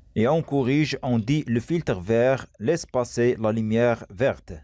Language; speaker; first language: French; non-native, local second language; Arabic